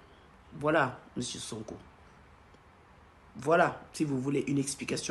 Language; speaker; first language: French; non-native, local second language; Wolof